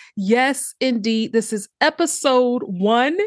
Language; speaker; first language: English; native; English